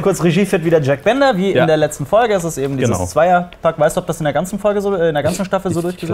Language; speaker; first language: German; native; German